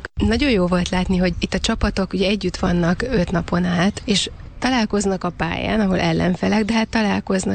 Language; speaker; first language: Hungarian; native; Hungarian